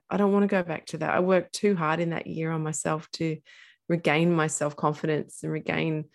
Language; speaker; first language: English; native; English